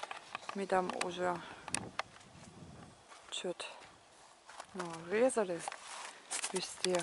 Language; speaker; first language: Russian; non-native, learner; German